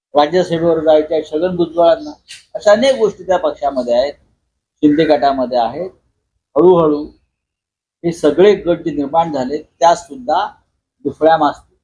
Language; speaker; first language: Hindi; non-native, local second language; Marathi